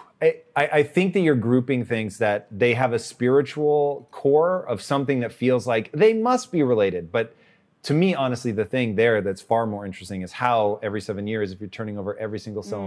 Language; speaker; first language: English; native; English